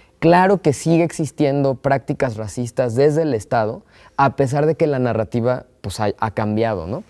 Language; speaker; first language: Spanish; native; Spanish